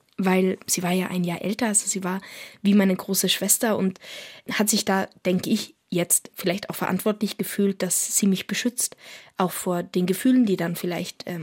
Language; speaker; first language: German; native; German